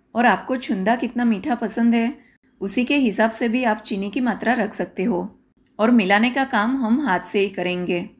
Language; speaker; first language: Hindi; non-native, local second language; Gujarati